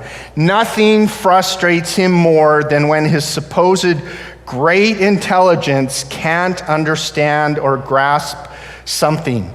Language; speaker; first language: English; native; English